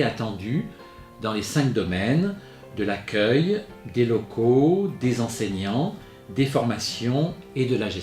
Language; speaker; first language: French; native; French